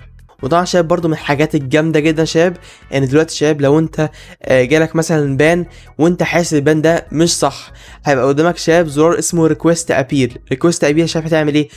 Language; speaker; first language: Arabic; native; Arabic